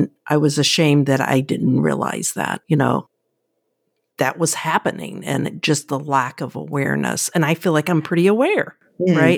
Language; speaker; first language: English; native; English